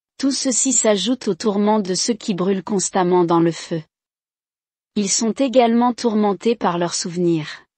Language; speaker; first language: French; non-native, local second language; Rundi